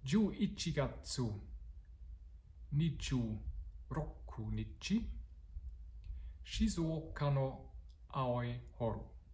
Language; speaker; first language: Japanese; non-native, learner; German